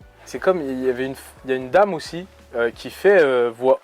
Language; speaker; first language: French; native; French